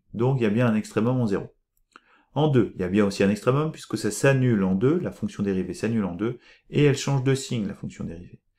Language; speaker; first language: French; native; French